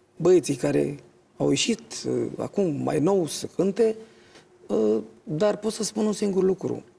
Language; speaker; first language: Romanian; native; Romanian